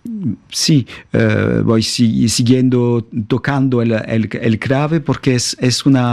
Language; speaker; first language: Spanish; non-native, fluent; French